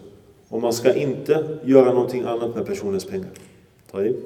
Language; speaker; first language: Swedish; early bilingual, other home language; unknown